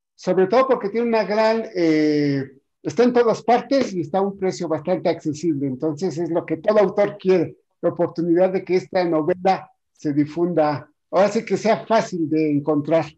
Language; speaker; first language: Spanish; native; Spanish